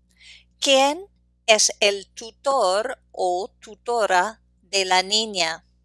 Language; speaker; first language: Spanish; non-native, fluent; English